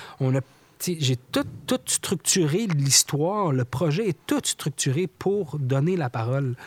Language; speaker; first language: French; native; French